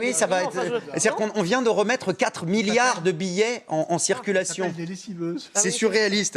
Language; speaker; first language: French; native; French